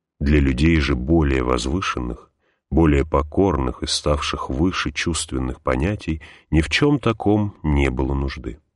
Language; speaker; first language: Russian; native; Russian